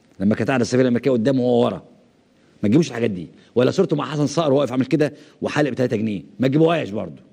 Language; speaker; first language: Arabic; native; Arabic